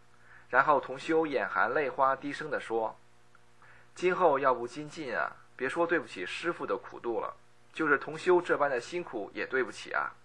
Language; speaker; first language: Chinese; native; Chinese